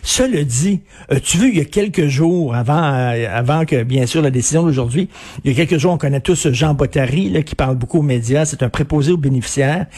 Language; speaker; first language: French; native; French